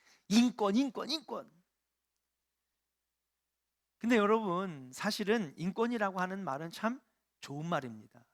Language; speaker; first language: Korean; native; Korean